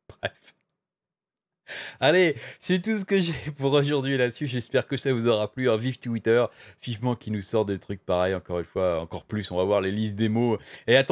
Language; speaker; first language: French; native; French